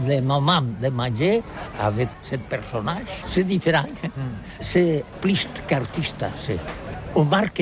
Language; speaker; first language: French; non-native, learner; Catalan